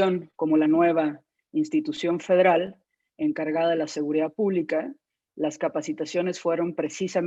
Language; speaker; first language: Spanish; native; Spanish